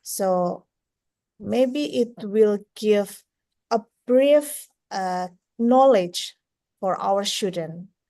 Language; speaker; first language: English; non-native, fluent; Indonesian